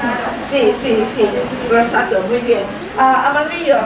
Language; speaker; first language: Spanish; non-native, learner; Chinese